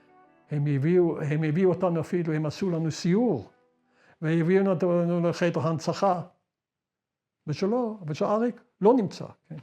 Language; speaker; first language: Hebrew; non-native, fluent; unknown